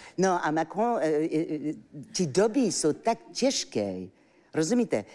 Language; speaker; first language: Czech; non-native, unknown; French